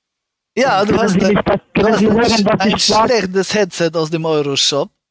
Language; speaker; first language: German; native; German